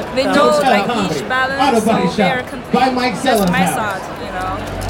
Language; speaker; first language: English; non-native, learner; Chinese